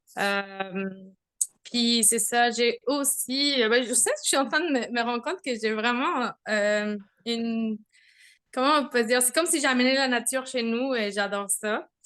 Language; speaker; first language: French; non-native, fluent; Spanish